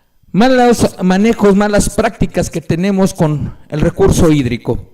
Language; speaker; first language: Spanish; native; Spanish